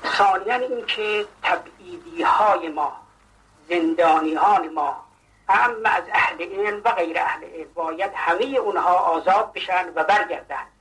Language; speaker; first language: Persian; non-native, local second language; Azerbaijani